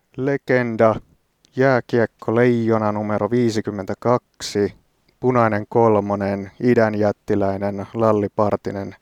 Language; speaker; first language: Finnish; native; Finnish